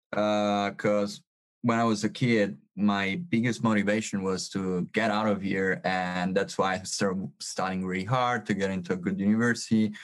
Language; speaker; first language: English; non-native, fluent; Italian